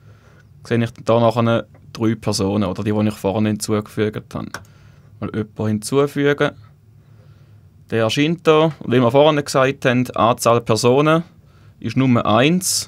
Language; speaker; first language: German; native; German